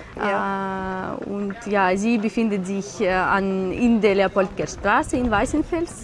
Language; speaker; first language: German; non-native, learner; Ukrainian